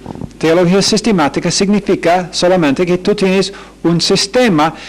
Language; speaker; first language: Spanish; non-native, fluent; English